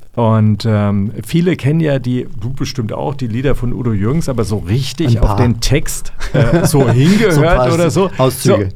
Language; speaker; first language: German; native; German